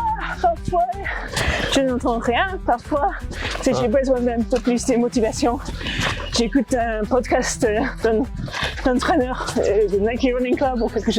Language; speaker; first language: French; non-native, fluent; English